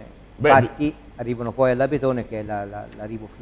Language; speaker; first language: Italian; native; Italian